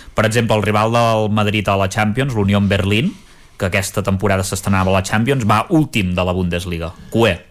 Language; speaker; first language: Catalan; native; Catalan